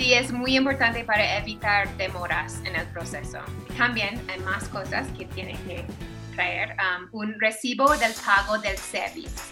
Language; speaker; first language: Spanish; non-native, fluent; English